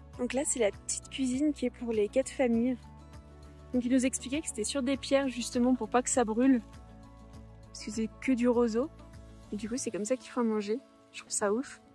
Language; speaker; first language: French; native; French